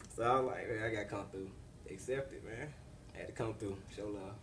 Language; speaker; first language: English; native; English